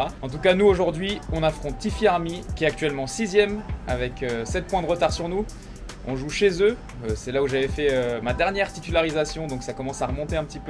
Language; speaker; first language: French; native; French